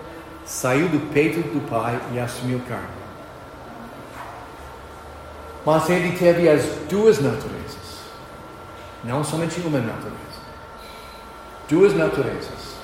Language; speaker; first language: Portuguese; non-native, fluent; English